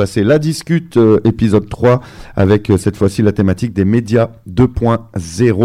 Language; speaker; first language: French; native; French